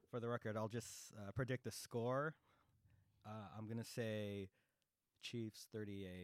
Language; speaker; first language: English; native; English